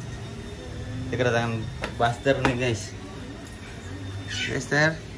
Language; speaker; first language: Indonesian; native; Indonesian